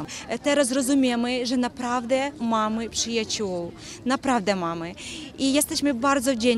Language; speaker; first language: Polish; non-native, learner; Ukrainian